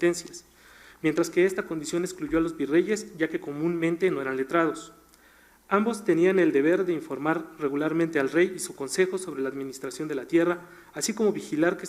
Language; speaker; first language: Spanish; native; Spanish